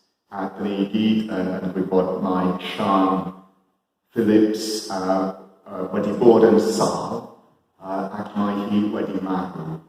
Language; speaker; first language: Welsh; non-native, fluent; English